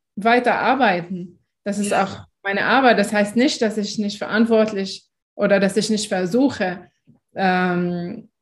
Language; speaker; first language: German; non-native, fluent; Arabic